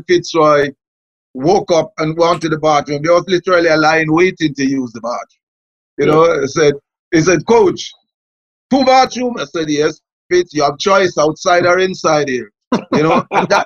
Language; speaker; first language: English; non-native, local second language; Jamaican Creole English